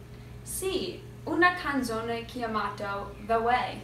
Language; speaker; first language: Italian; non-native, learner; English